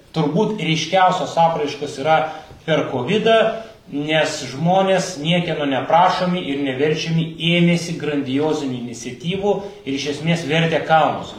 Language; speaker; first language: Lithuanian; native; Lithuanian